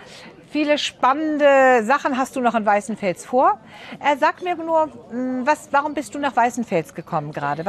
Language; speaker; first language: German; native; German